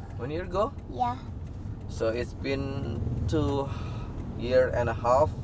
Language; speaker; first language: English; non-native, fluent; Indonesian